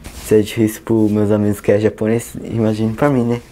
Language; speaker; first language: Portuguese; early bilingual, heritage; Portuguese